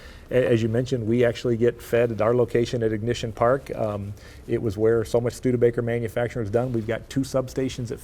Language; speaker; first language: English; native; English